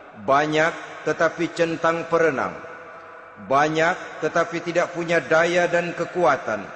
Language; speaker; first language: Indonesian; native; Indonesian